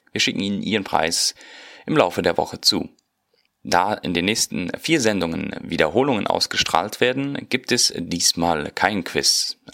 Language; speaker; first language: German; early bilingual, heritage; Spanish